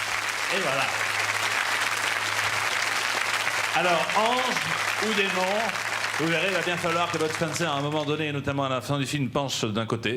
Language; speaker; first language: French; native; French